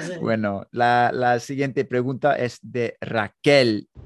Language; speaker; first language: Spanish; non-native, learner; English